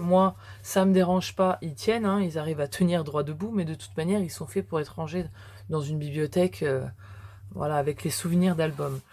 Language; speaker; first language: French; native; French